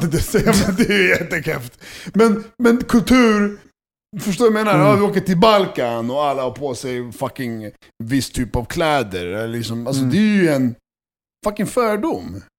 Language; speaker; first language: Swedish; early bilingual, other home language; Serbian